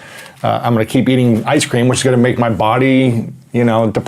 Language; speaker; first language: English; native; English